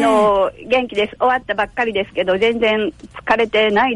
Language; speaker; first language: Japanese; native; Japanese